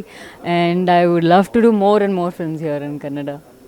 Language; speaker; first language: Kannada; non-native, learner; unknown